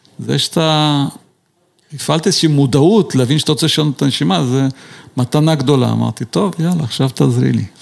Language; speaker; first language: Hebrew; non-native, fluent; Portuguese